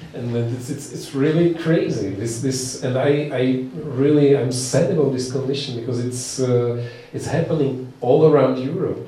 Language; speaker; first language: English; non-native, fluent; Czech